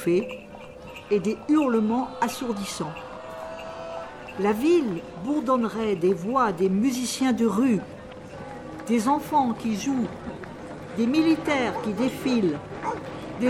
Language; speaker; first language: French; native; French